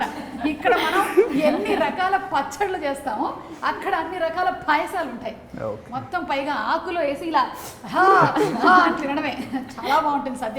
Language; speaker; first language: Telugu; native; Telugu